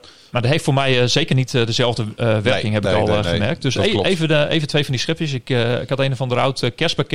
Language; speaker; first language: Dutch; native; Dutch